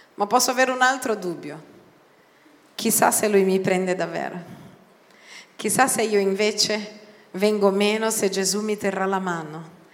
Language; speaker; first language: Italian; non-native, fluent; Portuguese